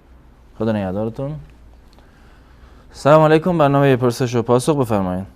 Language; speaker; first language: Persian; native; Persian